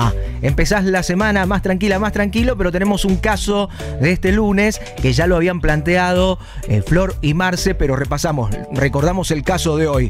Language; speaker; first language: Spanish; native; Spanish